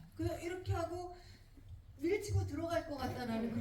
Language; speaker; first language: Korean; native; Korean